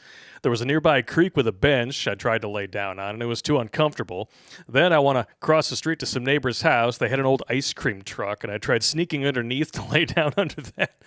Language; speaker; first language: English; native; English